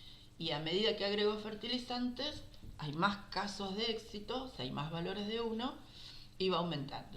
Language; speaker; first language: Spanish; native; Spanish